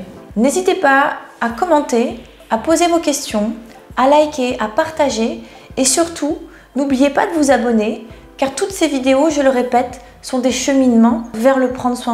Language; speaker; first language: French; native; French